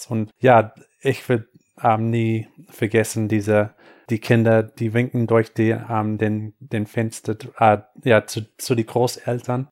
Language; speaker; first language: German; non-native, fluent; English